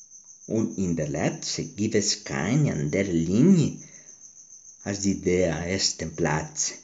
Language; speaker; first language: German; non-native, learner; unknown